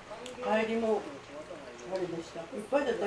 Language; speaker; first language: Japanese; native; Japanese